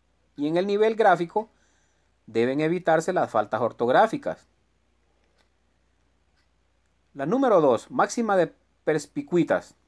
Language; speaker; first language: Spanish; native; Spanish